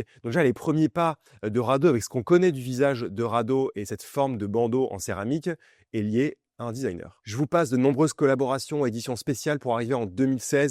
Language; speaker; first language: French; native; French